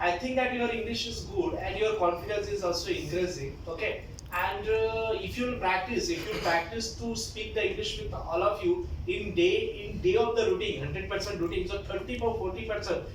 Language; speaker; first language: English; non-native, local second language; Marathi